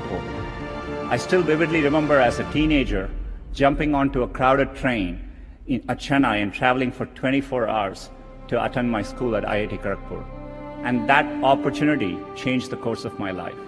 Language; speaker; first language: English; non-native, local second language; Tamil